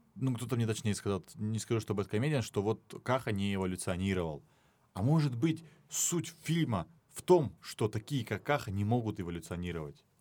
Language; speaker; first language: Russian; non-native, local second language; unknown